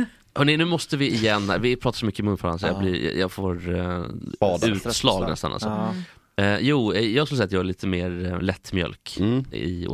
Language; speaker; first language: Swedish; native; Swedish